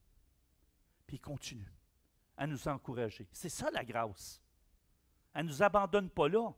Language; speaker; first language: French; native; French